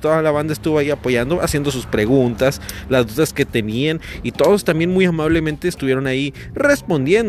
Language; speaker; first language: Spanish; native; Spanish